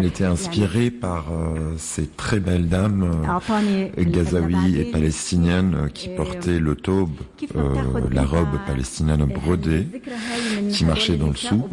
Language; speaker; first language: French; non-native, fluent; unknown